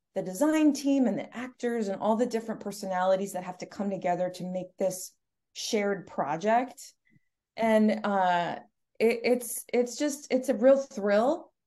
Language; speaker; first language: English; native; English